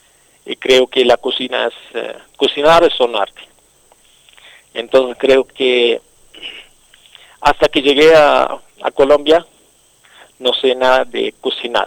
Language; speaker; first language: Spanish; non-native, local second language; Arabic